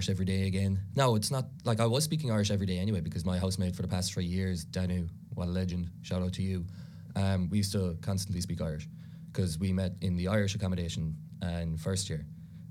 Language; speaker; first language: English; non-native, local second language; Irish